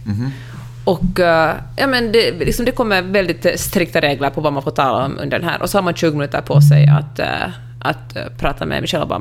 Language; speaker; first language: Swedish; native; Swedish